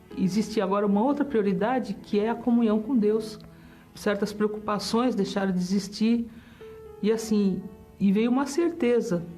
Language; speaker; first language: Portuguese; early bilingual, other home language; German